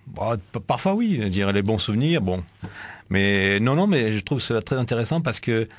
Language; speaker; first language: French; native; French